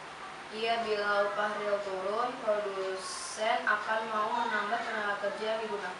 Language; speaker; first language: Indonesian; native; Indonesian